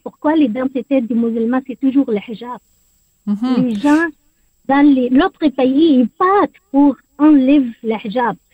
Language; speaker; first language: French; non-native, learner; Arabic